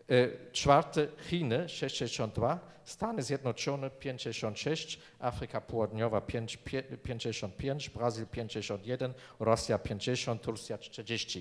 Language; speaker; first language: Polish; non-native, fluent; German